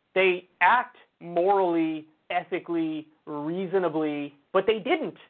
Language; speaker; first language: English; native; English